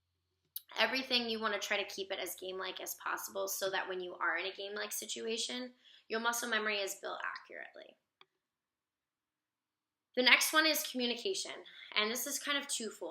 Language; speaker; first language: English; native; English